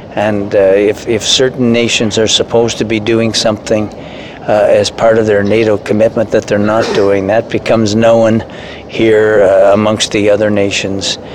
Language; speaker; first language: English; native; English